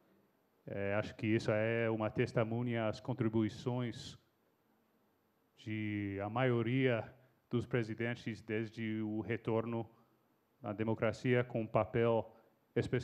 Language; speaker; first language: Portuguese; non-native, fluent; English